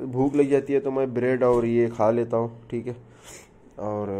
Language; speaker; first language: Hindi; non-native, local second language; Urdu